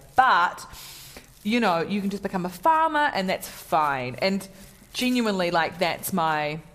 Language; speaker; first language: English; native; English